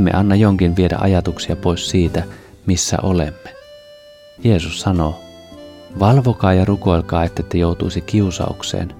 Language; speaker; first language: Finnish; native; Finnish